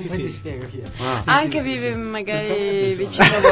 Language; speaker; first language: Italian; non-native, learner; Spanish